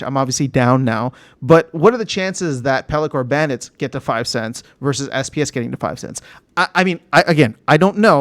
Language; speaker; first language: English; native; English